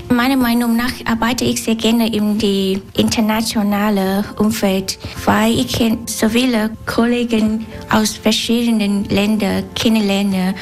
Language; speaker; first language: German; non-native, learner; Vietnamese